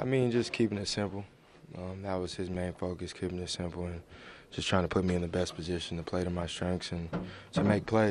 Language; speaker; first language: English; native; English